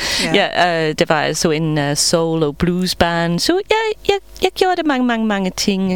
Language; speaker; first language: Danish; non-native, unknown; English